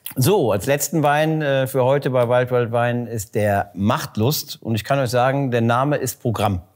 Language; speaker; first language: German; native; German